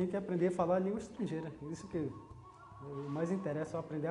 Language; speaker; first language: Portuguese; non-native, local second language; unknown